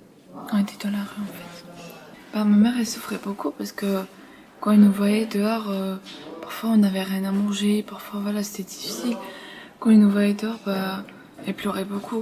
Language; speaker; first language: French; early bilingual, other home language; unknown